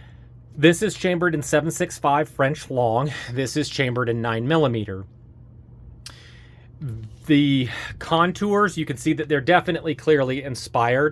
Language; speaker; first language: English; native; English